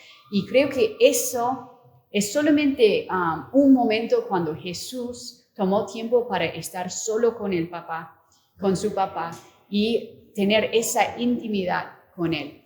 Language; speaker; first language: Spanish; non-native, fluent; English